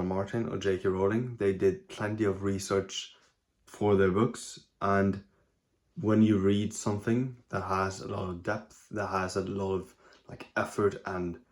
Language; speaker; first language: English; non-native, fluent; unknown